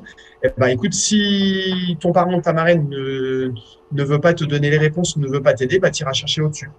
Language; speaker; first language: French; native; French